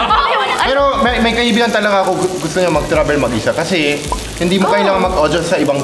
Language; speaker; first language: Filipino; non-native, fluent; Korean